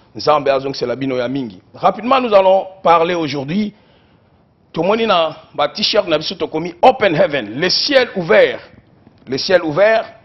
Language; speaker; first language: French; non-native, local second language; Lingala